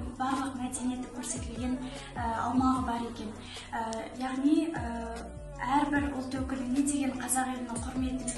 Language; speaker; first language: Kazakh; non-native, local second language; Russian